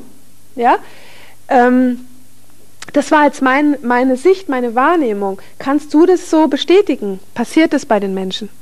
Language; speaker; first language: German; native; German